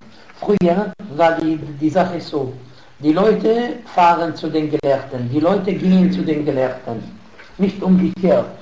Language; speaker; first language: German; non-native, fluent; Arabic